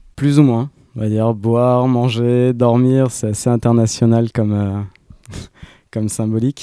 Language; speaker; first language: French; native; French